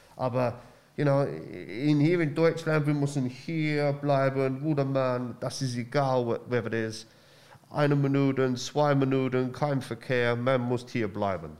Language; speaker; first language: German; non-native, learner; English